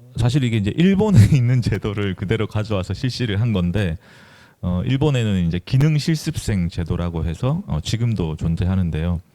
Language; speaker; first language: Korean; native; Korean